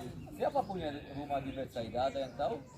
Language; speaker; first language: Indonesian; non-native, fluent; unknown